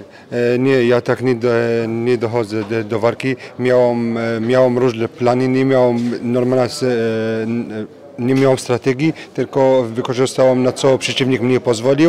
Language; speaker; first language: Polish; non-native, fluent; French